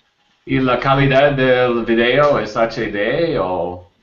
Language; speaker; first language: Spanish; non-native, learner; English